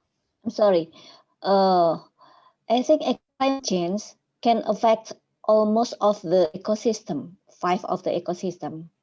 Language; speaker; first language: English; non-native, learner; Indonesian